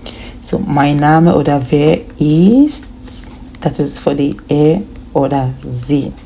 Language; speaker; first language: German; non-native, learner; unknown